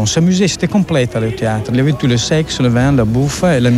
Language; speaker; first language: French; non-native, fluent; Italian